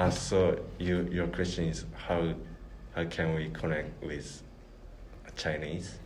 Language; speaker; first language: English; non-native, learner; Japanese